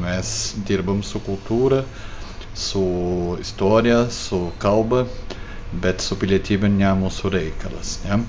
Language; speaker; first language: Lithuanian; early bilingual, heritage; Portuguese